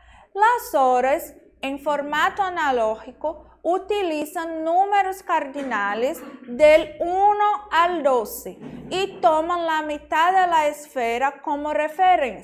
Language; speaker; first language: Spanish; non-native, fluent; Portuguese